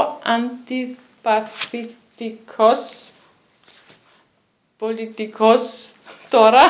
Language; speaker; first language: Greek; non-native, learner; German